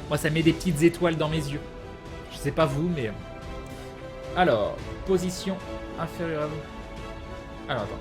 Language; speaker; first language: French; native; French